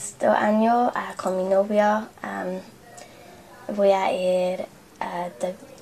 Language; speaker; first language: Spanish; non-native, learner; English